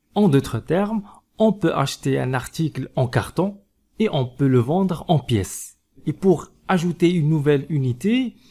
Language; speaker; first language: French; non-native, local second language; Arabic